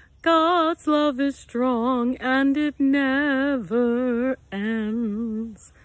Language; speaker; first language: English; native; English